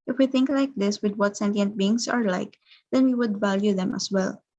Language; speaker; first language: English; non-native, local second language; Filipino